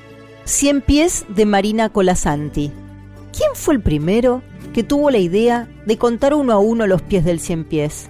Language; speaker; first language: Spanish; native; Spanish